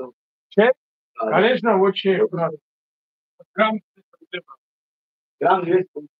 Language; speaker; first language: Russian; non-native, fluent; Tajik